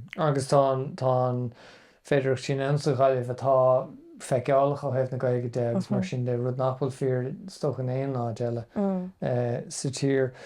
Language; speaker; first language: Irish; native; Irish